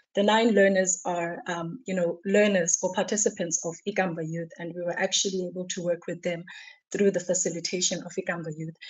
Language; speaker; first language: English; non-native, local second language; Xhosa